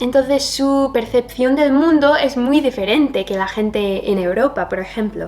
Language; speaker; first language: Spanish; non-native, fluent; English